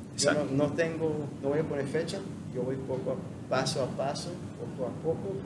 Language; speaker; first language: Spanish; non-native, fluent; English